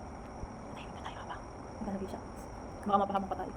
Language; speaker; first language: Filipino; native; Filipino